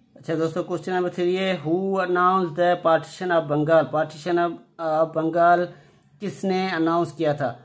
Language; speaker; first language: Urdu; non-native, local second language; Sindhi